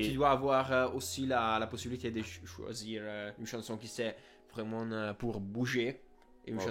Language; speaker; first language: French; non-native, fluent; Italian